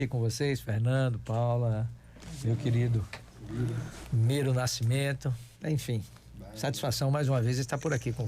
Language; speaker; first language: Portuguese; native; Portuguese